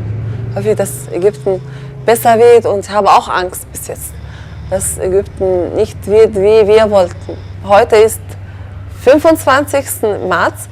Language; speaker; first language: German; non-native, learner; Arabic